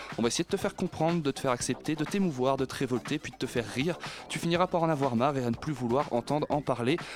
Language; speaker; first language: French; native; French